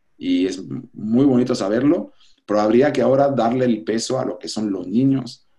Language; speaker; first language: Spanish; non-native, fluent; French